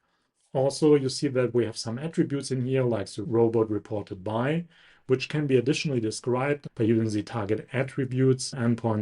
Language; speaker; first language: English; non-native, fluent; German